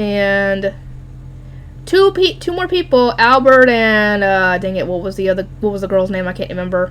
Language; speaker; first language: English; native; English